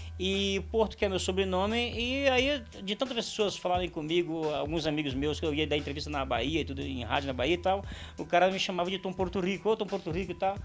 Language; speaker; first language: Portuguese; native; Portuguese